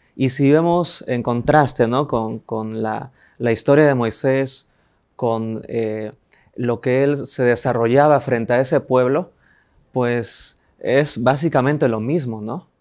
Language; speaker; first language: Spanish; native; Spanish